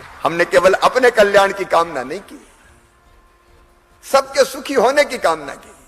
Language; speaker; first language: Hindi; native; Hindi